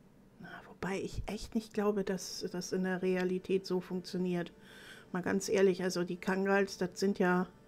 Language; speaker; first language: German; native; German